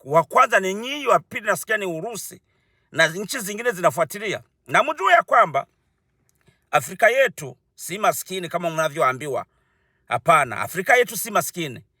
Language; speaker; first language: Swahili; non-native, local second language; Rundi